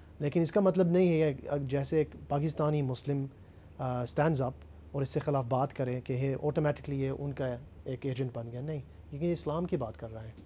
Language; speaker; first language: Urdu; early bilingual, heritage; Urdu